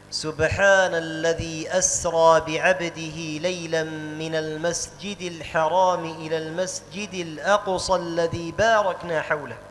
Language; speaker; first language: Arabic; native; Arabic